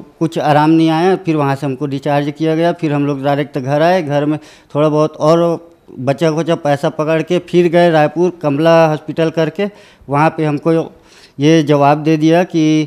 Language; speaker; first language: Hindi; native; Hindi